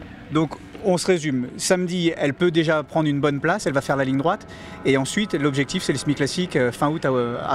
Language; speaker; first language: French; native; French